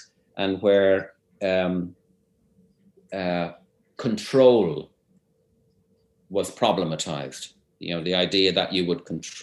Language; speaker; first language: English; native; English